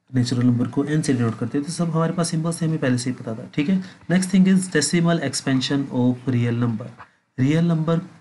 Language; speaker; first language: Hindi; native; Hindi